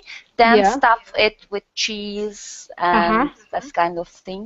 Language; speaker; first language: English; non-native, learner; Turkish